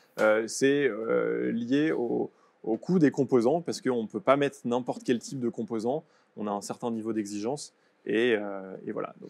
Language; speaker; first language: French; native; French